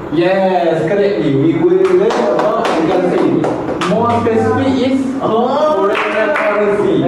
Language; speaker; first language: English; non-native, fluent; Malay